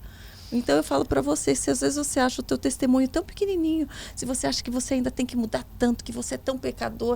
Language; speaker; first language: Portuguese; native; Portuguese